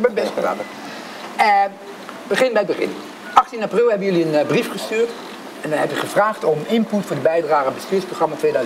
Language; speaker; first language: Dutch; native; Dutch